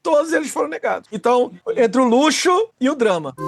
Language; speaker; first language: Portuguese; native; Portuguese